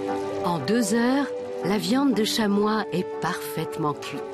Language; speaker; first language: French; native; French